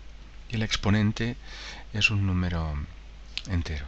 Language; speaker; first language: Spanish; native; Spanish